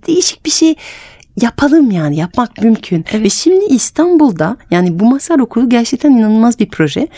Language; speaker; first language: Turkish; non-native, fluent; French